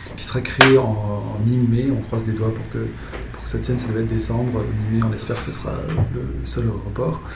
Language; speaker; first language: French; native; French